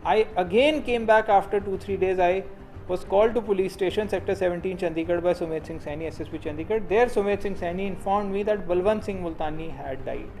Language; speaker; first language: English; non-native, local second language; Punjabi